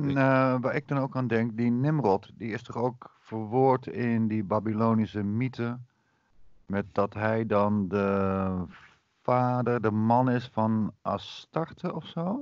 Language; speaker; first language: Dutch; native; Dutch